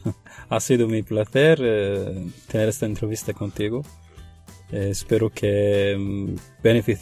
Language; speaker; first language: Spanish; non-native, fluent; Arabic